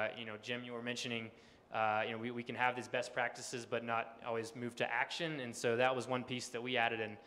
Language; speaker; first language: English; native; English